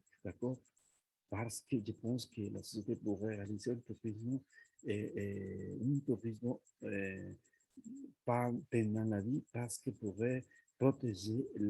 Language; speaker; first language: French; non-native, learner; Spanish